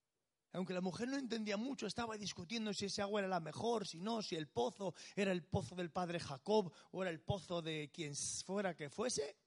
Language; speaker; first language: Spanish; native; Spanish